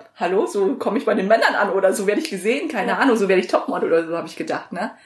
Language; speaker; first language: German; early bilingual, other home language; Vietnamese